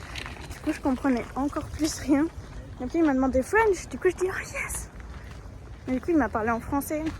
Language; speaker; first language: French; native; French